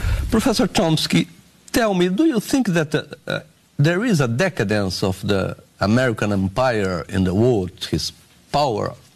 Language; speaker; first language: English; non-native, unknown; Portuguese